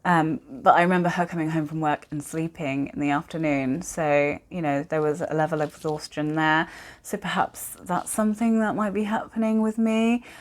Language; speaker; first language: English; native; English